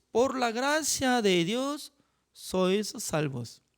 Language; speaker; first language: Spanish; non-native, fluent; Korean